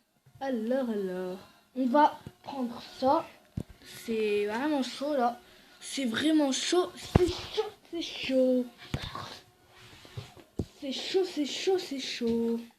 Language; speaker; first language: French; native; French